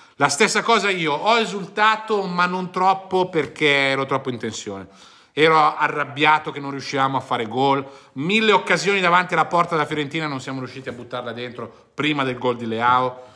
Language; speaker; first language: Italian; native; Italian